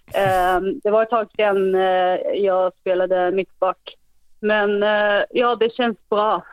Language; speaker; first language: Swedish; non-native, fluent; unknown